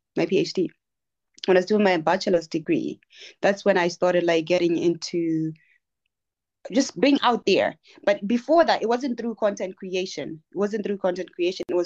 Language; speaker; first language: English; non-native, local second language; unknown